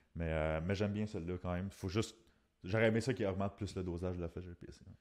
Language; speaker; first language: French; native; French